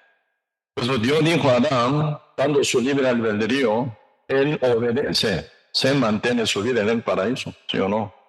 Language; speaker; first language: Spanish; non-native, learner; Korean